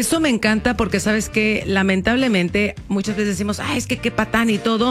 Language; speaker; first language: Spanish; native; Spanish